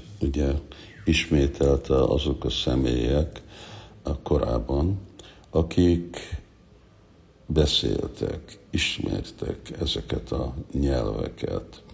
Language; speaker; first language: Hungarian; non-native, learner; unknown